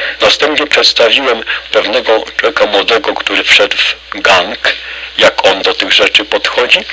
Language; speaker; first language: Polish; native; Polish